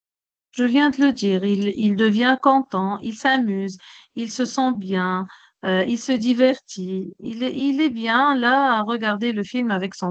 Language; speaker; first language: French; non-native, local second language; Arabic